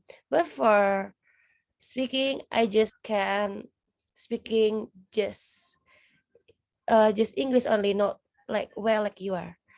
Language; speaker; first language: English; non-native, learner; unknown